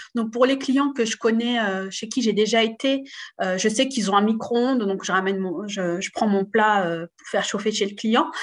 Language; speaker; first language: French; native; French